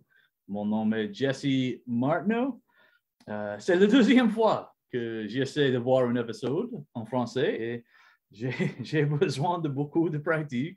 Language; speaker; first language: French; non-native, learner; English